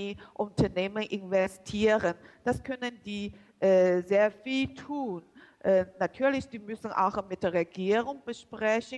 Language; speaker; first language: German; non-native, learner; Chinese